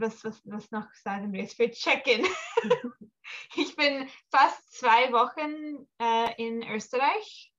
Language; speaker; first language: German; early bilingual, heritage; English